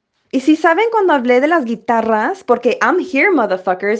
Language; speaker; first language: Spanish; early bilingual, heritage; Spanish